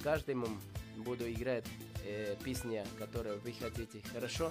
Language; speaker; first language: Russian; non-native, learner; Spanish